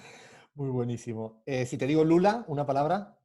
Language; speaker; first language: Spanish; native; Spanish